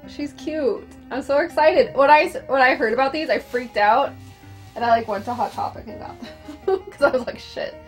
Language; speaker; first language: English; native; English